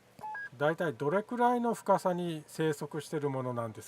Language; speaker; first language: Japanese; native; Japanese